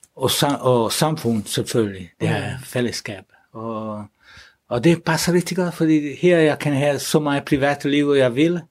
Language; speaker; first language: Danish; non-native, fluent; Italian